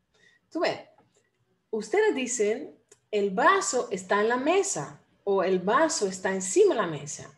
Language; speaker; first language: Spanish; non-native, fluent; Dutch